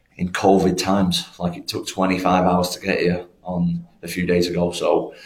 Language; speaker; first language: English; native; English